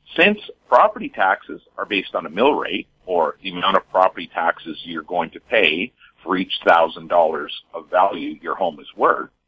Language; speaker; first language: English; native; English